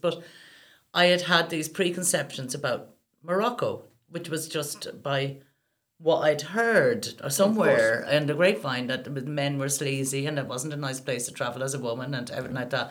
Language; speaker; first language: English; native; English